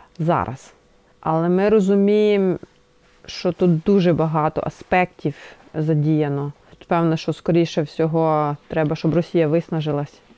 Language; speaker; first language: Ukrainian; native; Ukrainian